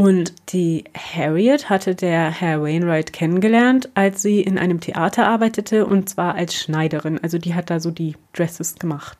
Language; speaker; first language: German; native; German